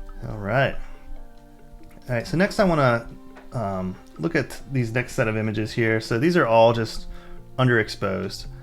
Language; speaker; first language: English; native; English